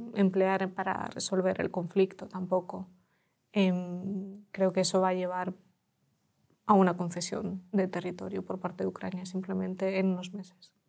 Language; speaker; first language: Spanish; early bilingual, other home language; Russian